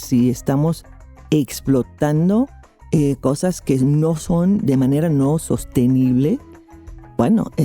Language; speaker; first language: Spanish; non-native, fluent; English